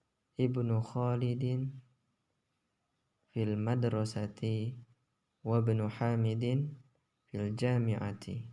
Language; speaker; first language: Arabic; non-native, fluent; Indonesian